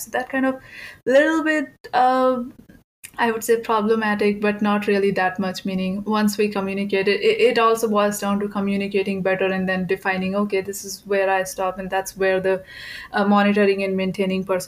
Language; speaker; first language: English; non-native, local second language; Hindi